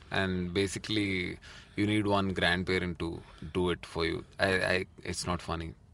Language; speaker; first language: English; non-native, local second language; Odia